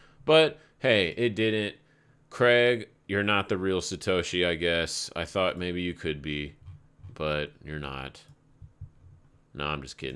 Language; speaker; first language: English; native; English